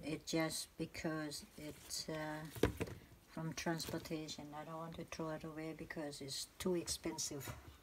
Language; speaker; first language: English; non-native, learner; Thai